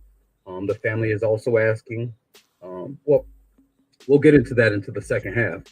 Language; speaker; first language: English; native; English